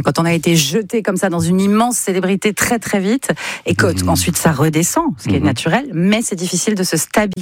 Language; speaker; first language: French; native; French